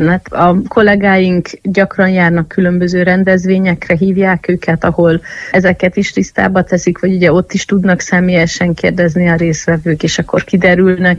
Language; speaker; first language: Hungarian; native; Hungarian